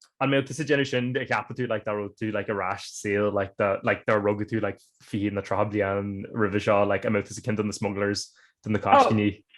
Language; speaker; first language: Irish; non-native, local second language; English